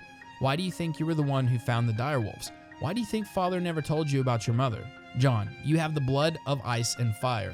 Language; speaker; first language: English; native; English